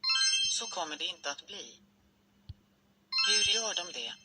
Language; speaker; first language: Swedish; non-native, learner; English